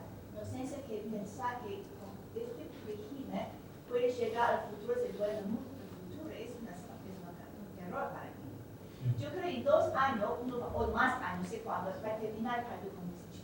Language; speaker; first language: Spanish; non-native, learner; Chinese